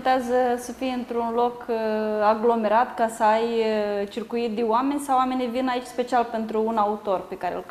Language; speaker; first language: Romanian; native; Romanian